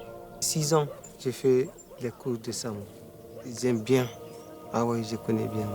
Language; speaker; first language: French; non-native, learner; Fula